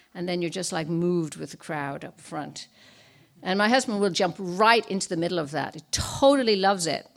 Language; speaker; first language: English; native; English